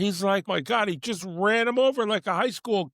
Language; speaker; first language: English; native; English